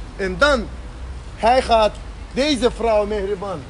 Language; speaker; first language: Dutch; non-native, fluent; Azerbaijani